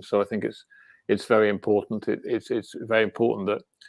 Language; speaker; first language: English; native; English